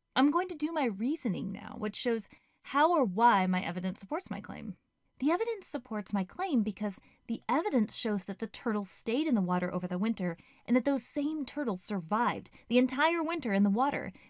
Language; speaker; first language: English; native; English